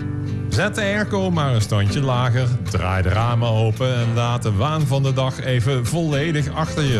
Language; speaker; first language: Dutch; native; Dutch